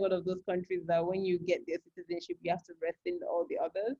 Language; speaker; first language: English; non-native, local second language; Yoruba